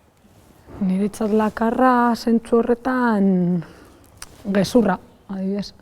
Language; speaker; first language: Basque; non-native, local second language; Spanish